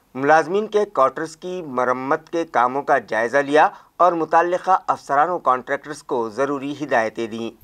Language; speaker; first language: Hindi; non-native, local second language; Urdu